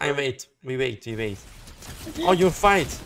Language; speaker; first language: English; non-native, learner; Dutch